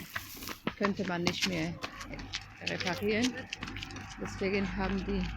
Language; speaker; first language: German; non-native, fluent; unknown